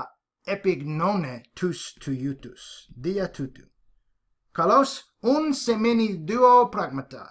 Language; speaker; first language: Greek; non-native, fluent; English